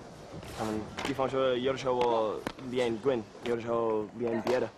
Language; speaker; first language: Chinese; non-native, learner; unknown